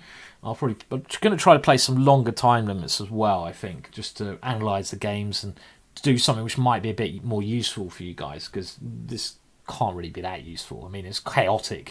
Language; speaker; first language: English; native; English